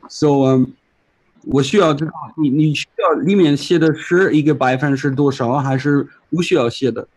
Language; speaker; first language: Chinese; non-native, fluent; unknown